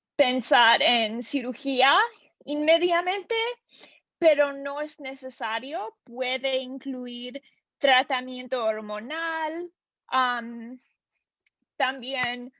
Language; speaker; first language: Spanish; non-native, learner; English